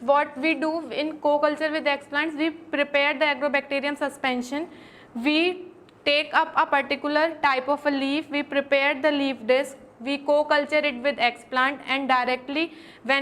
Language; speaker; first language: English; non-native, local second language; Hindi